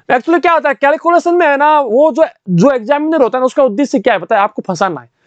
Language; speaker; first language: Hindi; native; Hindi